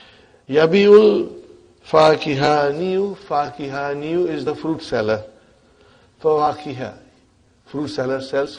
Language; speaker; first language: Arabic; non-native, fluent; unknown